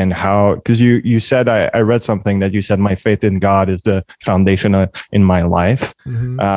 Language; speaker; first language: English; non-native, fluent; French